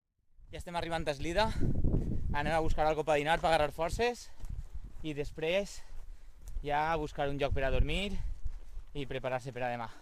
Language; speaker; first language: Catalan; native; Catalan